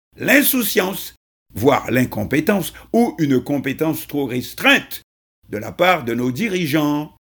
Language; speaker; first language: French; non-native, local second language; Haitian Creole